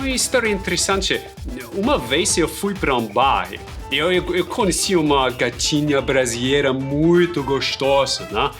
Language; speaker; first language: Portuguese; non-native, fluent; German